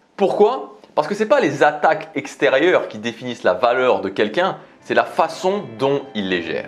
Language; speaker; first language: French; native; French